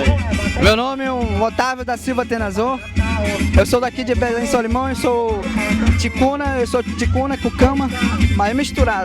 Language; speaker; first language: Portuguese; non-native, local second language; Ticuna